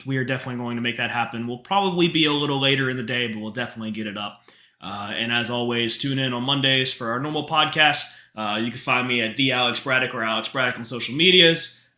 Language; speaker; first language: English; native; English